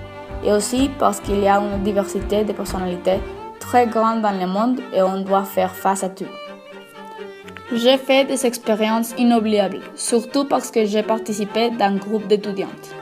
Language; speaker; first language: French; non-native, fluent; Spanish